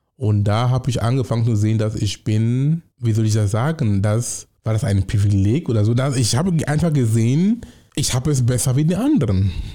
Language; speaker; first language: German; non-native, fluent; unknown